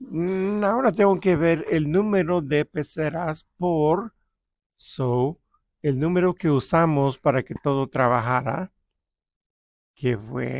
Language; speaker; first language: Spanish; early bilingual, heritage; Spanish